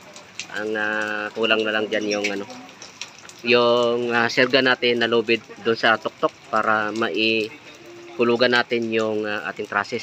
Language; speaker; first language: Filipino; native; Filipino